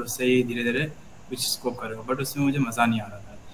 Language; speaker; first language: Hindi; native; Hindi